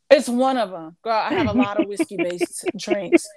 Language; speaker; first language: English; native; English